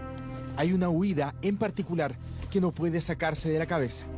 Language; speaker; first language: Spanish; native; Spanish